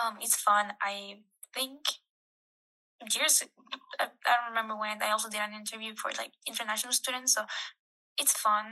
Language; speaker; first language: English; non-native, fluent; Spanish